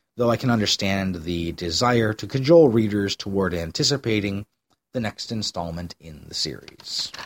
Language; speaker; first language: English; native; English